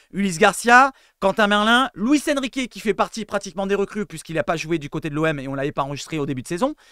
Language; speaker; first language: French; native; French